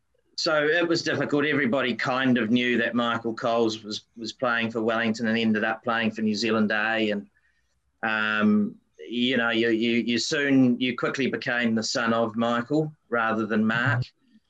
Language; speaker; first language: English; native; English